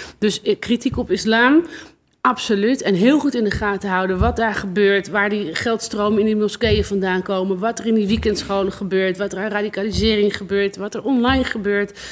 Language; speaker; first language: Dutch; native; Dutch